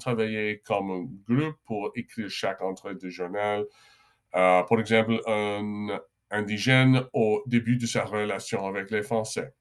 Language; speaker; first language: French; non-native, local second language; English